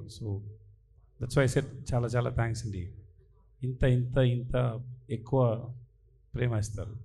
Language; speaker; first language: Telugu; non-native, learner; Tamil